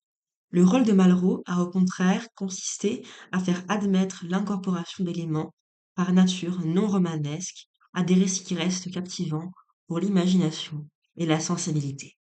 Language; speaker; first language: French; native; French